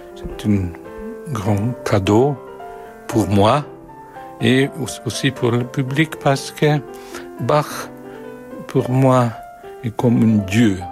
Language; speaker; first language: French; non-native, learner; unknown